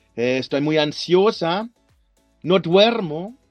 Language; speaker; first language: Spanish; non-native, fluent; German